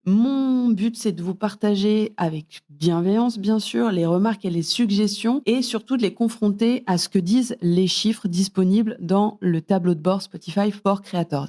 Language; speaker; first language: French; native; French